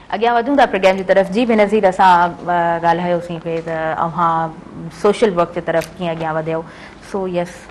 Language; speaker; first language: Sindhi; native; Sindhi